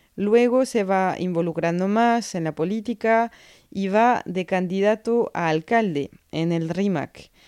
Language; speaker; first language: Spanish; non-native, fluent; French